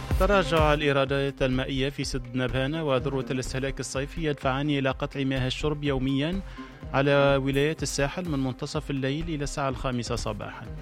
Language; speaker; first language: Arabic; native; Arabic